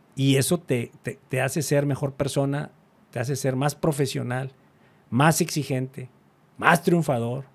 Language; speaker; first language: Spanish; native; Spanish